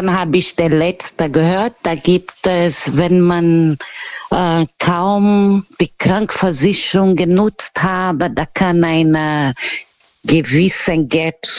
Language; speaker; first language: German; non-native, learner; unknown